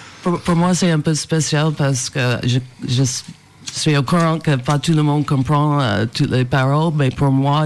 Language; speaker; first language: French; non-native, fluent; English